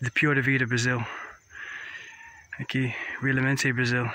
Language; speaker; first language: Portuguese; non-native, learner; English